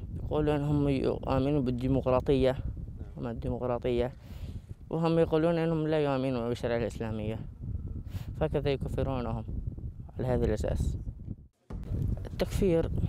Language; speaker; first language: Arabic; native; Arabic